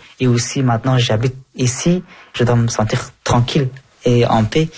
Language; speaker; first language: French; non-native, fluent; Persian